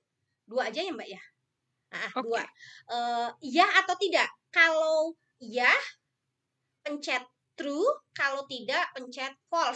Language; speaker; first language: Indonesian; native; Indonesian